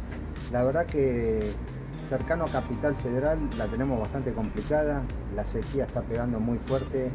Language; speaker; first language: Spanish; native; Spanish